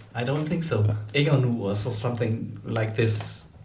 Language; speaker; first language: English; non-native, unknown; German